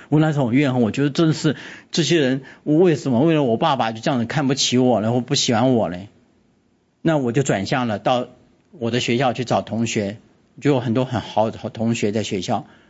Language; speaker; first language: Chinese; native; Chinese